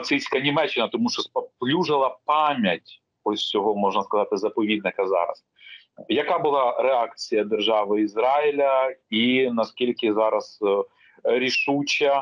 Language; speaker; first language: Ukrainian; native; Ukrainian